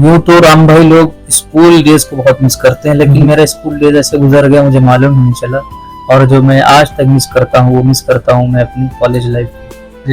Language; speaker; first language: Hindi; native; Hindi